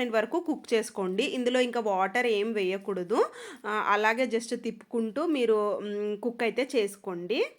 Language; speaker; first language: Telugu; native; Telugu